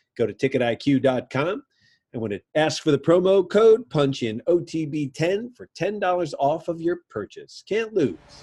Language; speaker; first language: English; native; English